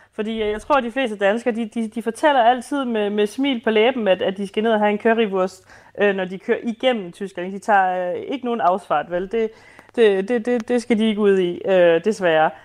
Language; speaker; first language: Danish; native; Danish